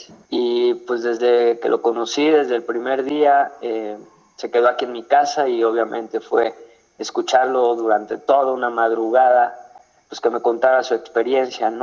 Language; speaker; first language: Spanish; native; Spanish